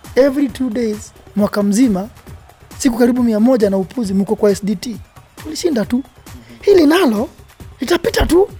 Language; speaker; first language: Swahili; native; Swahili